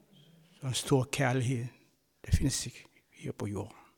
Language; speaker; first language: Danish; non-native, fluent; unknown